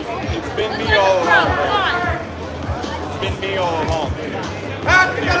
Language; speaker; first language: English; native; English